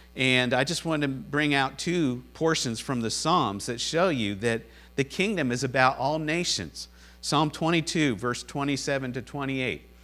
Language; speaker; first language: English; native; English